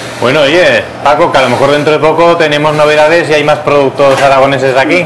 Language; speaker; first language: Spanish; native; Spanish